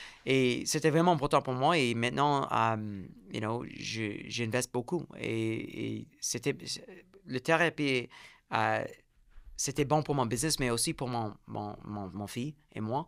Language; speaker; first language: French; non-native, learner; English